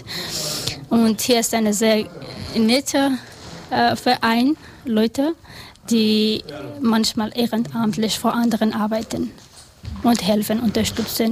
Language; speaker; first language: German; non-native, learner; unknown